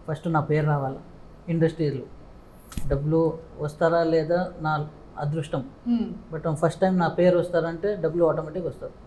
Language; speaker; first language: Telugu; non-native, local second language; Kannada